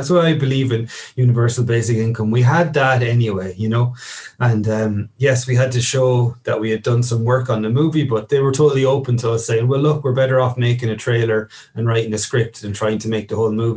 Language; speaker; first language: English; native; English